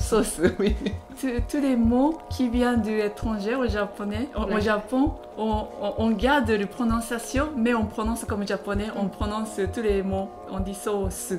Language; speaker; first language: French; non-native, fluent; Japanese